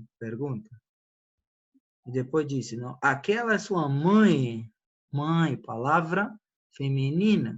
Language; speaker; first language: Portuguese; non-native, fluent; Spanish